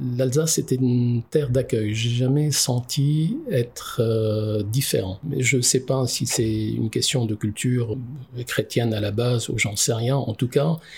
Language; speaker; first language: French; non-native, local second language; Arabic